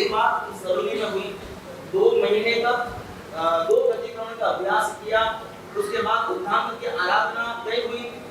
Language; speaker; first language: Hindi; native; Hindi